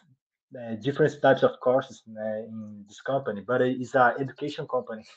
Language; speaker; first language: English; non-native, learner; Portuguese